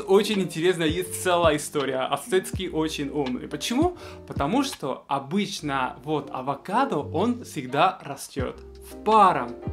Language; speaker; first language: Russian; non-native, fluent; Spanish